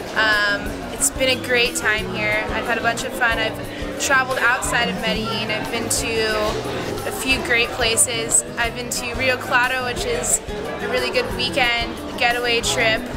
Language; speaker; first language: English; native; English